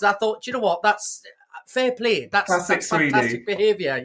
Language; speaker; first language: English; native; English